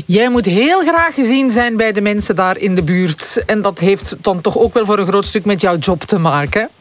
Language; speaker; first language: Dutch; native; Dutch